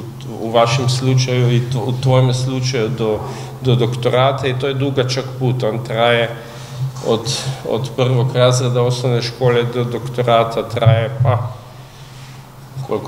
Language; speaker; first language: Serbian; non-native, fluent; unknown